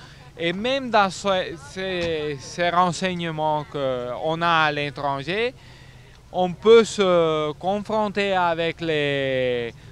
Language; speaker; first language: French; non-native, fluent; Italian